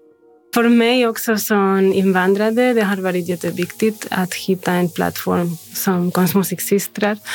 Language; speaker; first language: Swedish; non-native, fluent; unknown